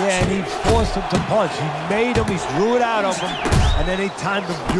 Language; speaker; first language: English; native; English